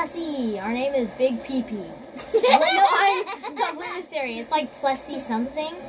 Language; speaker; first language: English; native; English